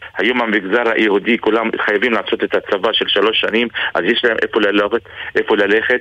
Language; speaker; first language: Hebrew; non-native, local second language; Arabic